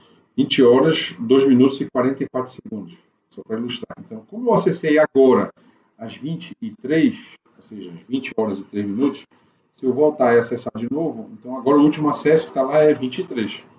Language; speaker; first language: Portuguese; native; Portuguese